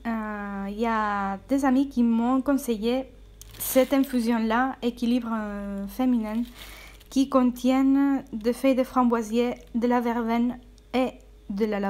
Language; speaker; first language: French; non-native, fluent; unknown